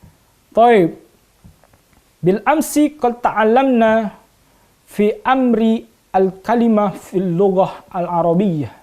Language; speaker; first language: Arabic; non-native, fluent; Indonesian